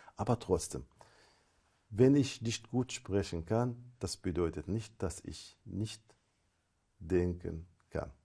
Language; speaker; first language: German; non-native, fluent; Arabic